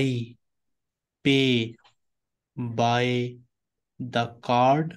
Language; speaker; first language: English; non-native, fluent; Urdu